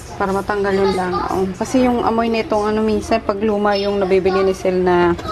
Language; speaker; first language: Filipino; non-native, local second language; Bikol